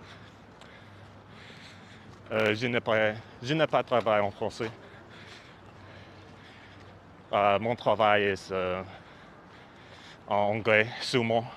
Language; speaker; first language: French; non-native, learner; English